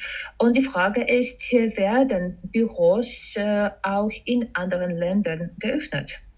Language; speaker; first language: German; non-native, fluent; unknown